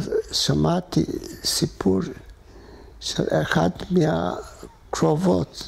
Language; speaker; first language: Hebrew; non-native, fluent; Hungarian